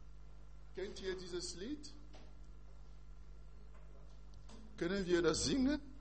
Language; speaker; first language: German; non-native, learner; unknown